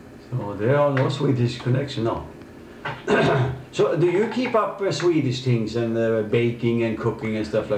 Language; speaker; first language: English; non-native, fluent; Swedish